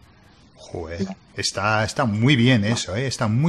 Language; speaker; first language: Spanish; non-native, fluent; English